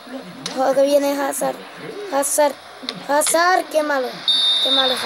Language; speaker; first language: Spanish; native; Spanish